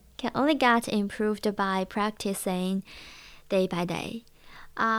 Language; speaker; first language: English; non-native, learner; Chinese